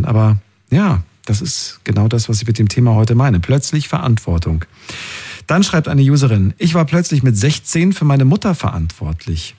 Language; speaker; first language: German; native; German